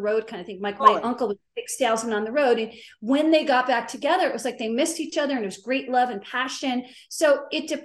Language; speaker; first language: English; native; English